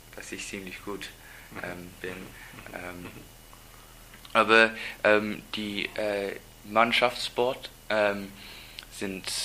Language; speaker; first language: German; non-native, learner; English